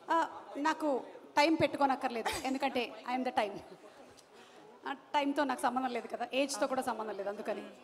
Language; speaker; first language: Telugu; native; Telugu